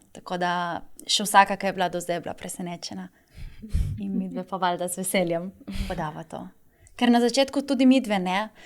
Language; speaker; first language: Slovenian; native; Slovenian